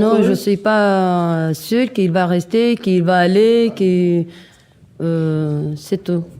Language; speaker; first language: French; non-native, learner; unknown